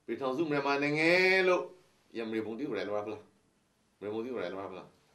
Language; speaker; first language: Burmese; native; Burmese